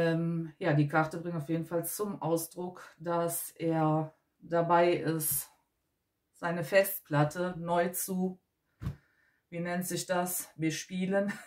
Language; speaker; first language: German; native; German